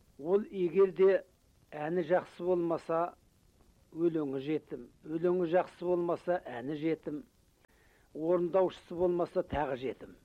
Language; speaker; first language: Kazakh; native; Kazakh